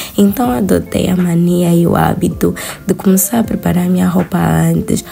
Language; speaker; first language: Portuguese; native; Portuguese